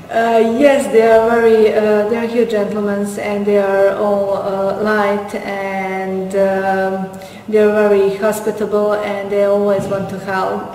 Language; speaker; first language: English; non-native, fluent; Serbian